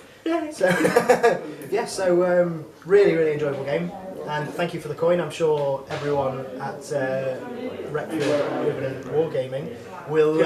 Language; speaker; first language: English; native; English